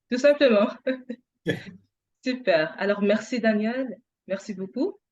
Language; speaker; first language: French; non-native, fluent; English